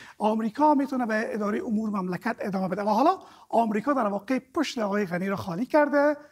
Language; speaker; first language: Persian; native; Persian